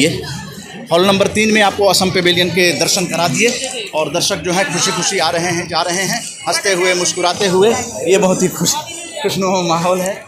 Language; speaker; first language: Hindi; native; Hindi